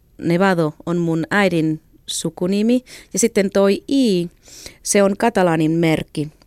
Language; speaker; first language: Finnish; non-native, fluent; Catalan